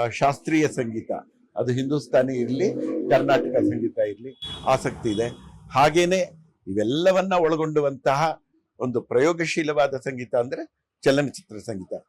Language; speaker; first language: Kannada; non-native, local second language; Telugu